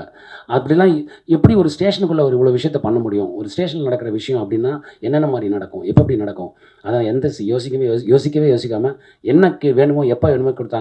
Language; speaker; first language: Tamil; native; Tamil